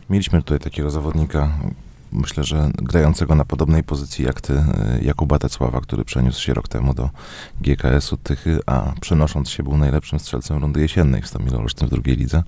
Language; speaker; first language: Polish; native; Polish